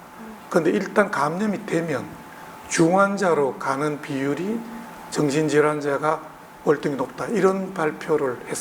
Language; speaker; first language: Korean; native; Korean